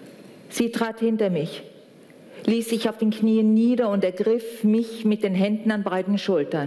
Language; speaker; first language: German; native; German